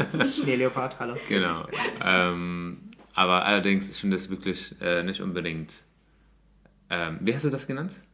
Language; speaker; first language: German; non-native, fluent; Arabic